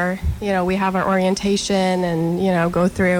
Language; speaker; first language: English; non-native, fluent; Norwegian